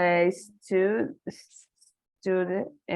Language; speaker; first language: English; non-native, learner; Portuguese